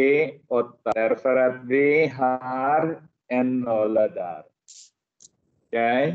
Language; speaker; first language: Swedish; non-native, fluent; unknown